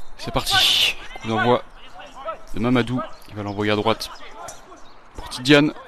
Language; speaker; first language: French; native; French